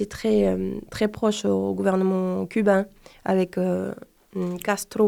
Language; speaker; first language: French; non-native, fluent; Spanish